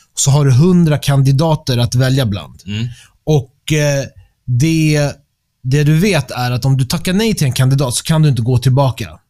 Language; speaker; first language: Swedish; early bilingual, other home language; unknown